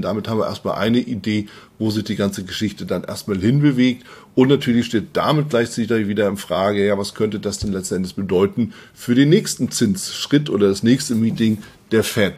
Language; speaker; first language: German; native; German